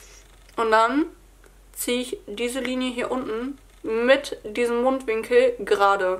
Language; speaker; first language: German; native; German